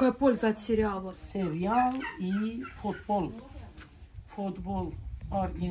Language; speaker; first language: Russian; non-native, learner; Azerbaijani